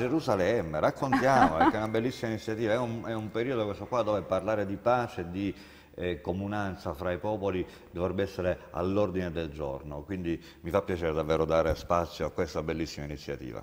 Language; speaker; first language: Italian; native; Italian